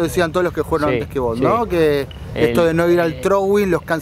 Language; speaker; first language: Spanish; native; Spanish